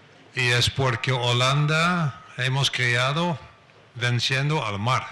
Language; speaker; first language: Spanish; non-native, fluent; Dutch